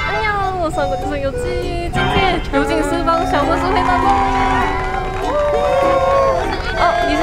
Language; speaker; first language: Chinese; non-native, fluent; Korean